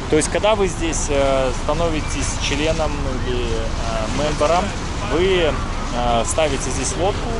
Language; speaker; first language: Russian; native; Russian